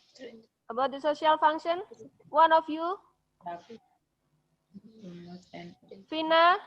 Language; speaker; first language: English; non-native, fluent; Indonesian